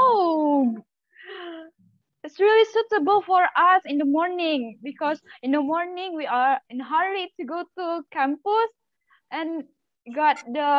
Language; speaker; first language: English; non-native, learner; Malay